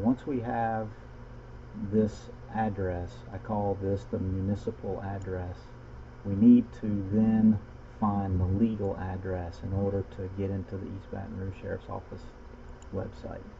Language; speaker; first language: English; native; English